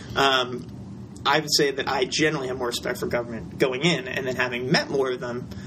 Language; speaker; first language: English; native; English